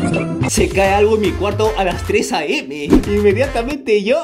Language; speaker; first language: Spanish; native; Spanish